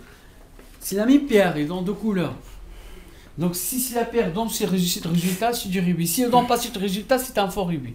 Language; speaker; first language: French; non-native, local second language; Arabic